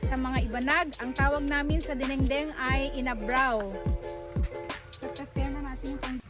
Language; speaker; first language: Filipino; non-native, local second language; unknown